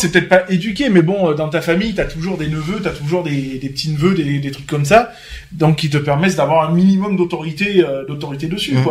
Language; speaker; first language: French; native; French